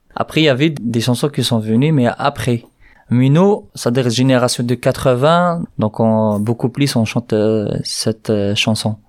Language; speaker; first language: French; non-native, local second language; Arabic